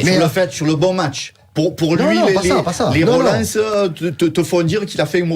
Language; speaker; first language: French; native; French